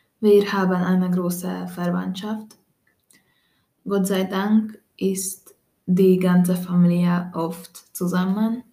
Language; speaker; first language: German; non-native, learner; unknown